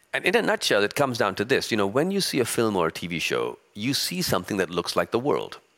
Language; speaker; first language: English; early bilingual, other home language; Urdu